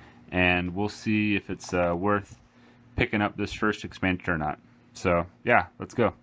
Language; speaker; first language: English; native; English